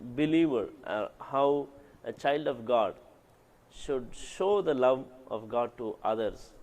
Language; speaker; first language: English; non-native, local second language; Kannada